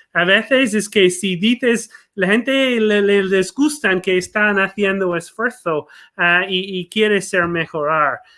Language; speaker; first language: Spanish; non-native, fluent; English